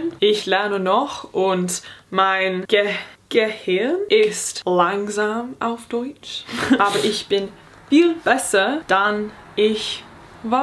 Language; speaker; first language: German; non-native, learner; English